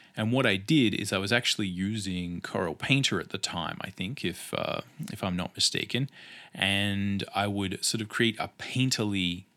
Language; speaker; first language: English; native; English